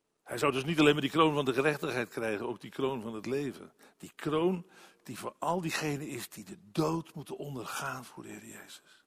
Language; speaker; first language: Dutch; native; Dutch